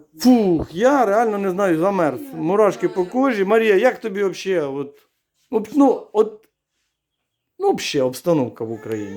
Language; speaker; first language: Ukrainian; native; Ukrainian